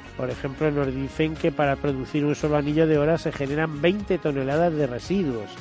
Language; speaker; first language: Spanish; native; Spanish